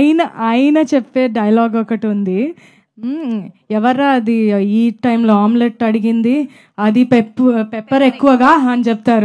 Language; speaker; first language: Telugu; non-native, fluent; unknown